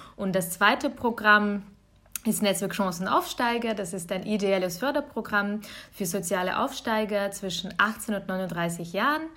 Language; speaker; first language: German; early bilingual, other home language; Russian